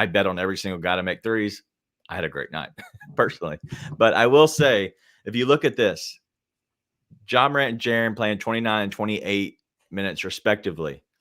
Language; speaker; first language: English; native; English